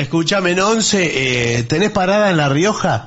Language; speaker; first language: Spanish; native; Spanish